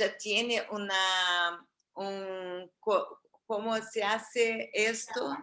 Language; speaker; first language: Spanish; non-native, fluent; Portuguese